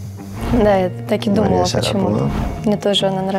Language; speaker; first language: Russian; native; Russian